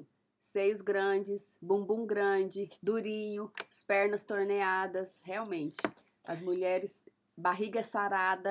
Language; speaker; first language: Portuguese; native; Portuguese